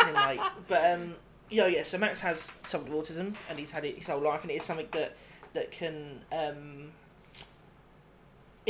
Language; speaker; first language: English; native; English